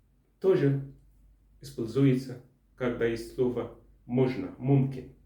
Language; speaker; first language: Russian; non-native, learner; Arabic